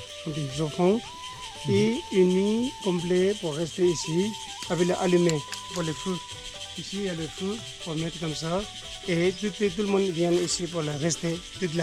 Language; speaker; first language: French; non-native, learner; Nepali